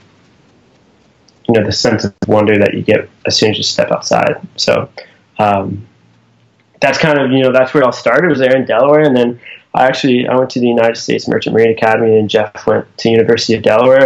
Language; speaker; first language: English; native; English